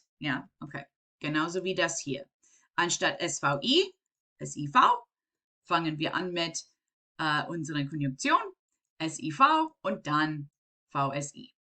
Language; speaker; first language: German; non-native, fluent; English